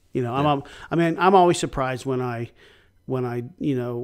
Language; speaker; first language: English; native; English